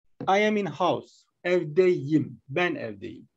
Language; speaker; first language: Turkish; non-native, fluent; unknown